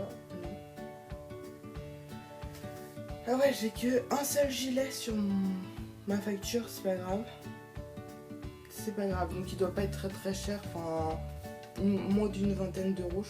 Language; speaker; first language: French; native; French